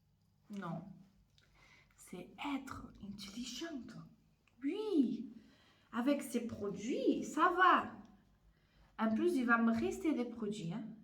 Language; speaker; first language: French; non-native, fluent; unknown